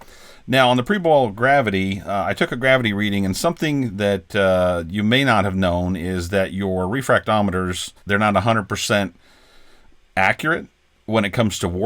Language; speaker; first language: English; native; English